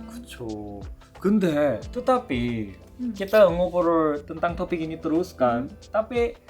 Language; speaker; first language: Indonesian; non-native, fluent; Korean